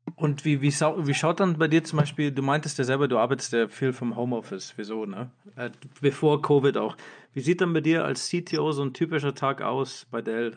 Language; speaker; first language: German; native; German